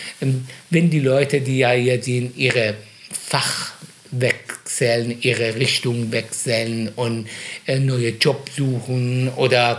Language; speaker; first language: German; non-native, fluent; Persian